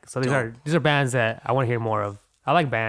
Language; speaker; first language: English; native; English